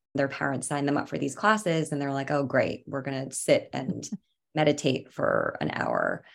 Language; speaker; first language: English; native; English